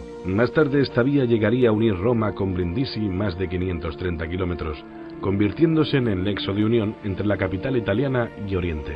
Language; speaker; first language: Spanish; native; Spanish